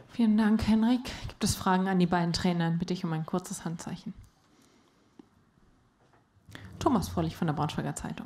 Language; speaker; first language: German; native; German